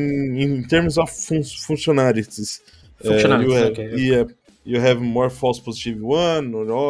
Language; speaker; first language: English; non-native, learner; Portuguese